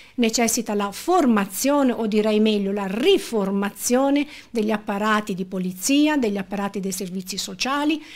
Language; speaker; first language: Italian; native; Italian